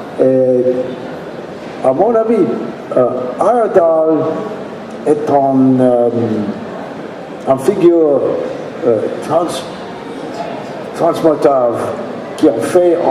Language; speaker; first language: French; non-native, learner; English